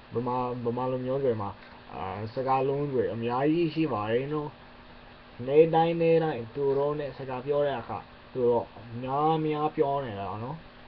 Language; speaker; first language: Burmese; non-native, learner; English